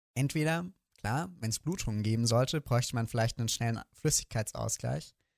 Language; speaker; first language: German; native; German